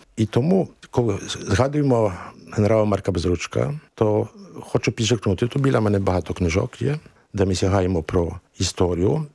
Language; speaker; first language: Ukrainian; early bilingual, heritage; Ukrainian